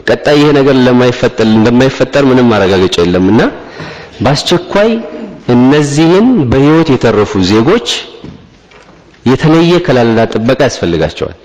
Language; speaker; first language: Amharic; native; Amharic